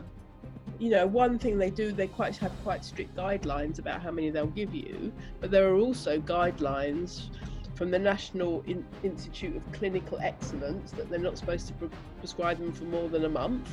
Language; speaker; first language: English; native; English